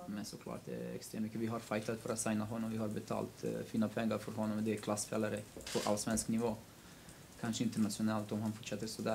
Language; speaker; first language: Swedish; non-native, local second language; Kurdish